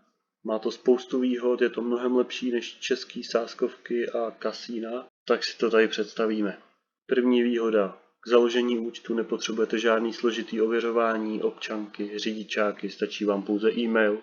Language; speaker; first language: Czech; native; Czech